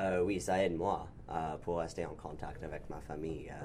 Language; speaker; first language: French; non-native, learner; English